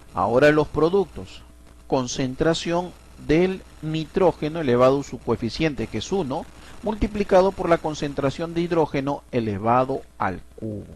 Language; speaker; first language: Spanish; native; Spanish